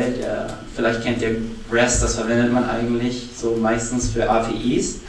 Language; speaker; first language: German; native; German